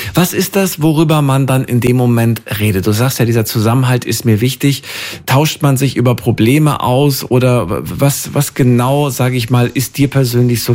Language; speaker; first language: German; native; German